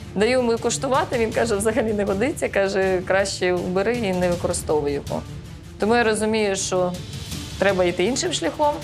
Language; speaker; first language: Ukrainian; early bilingual, other home language; Uzbek